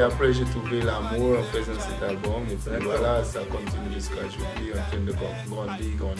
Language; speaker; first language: French; non-native, fluent; English